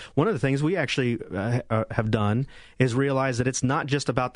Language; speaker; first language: English; native; English